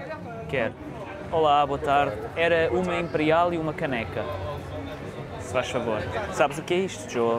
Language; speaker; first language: Portuguese; native; Portuguese